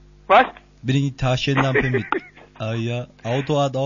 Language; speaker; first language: German; non-native, learner; Turkish